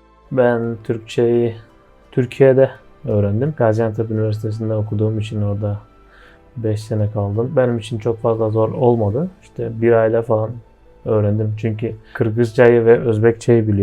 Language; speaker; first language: Turkish; non-native, fluent; Kyrgyz